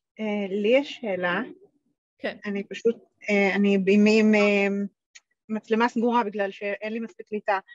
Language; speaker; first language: Hebrew; native; Hebrew